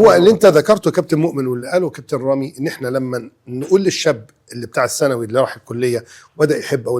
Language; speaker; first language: Arabic; native; Arabic